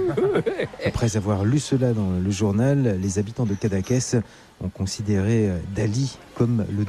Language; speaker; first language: French; native; French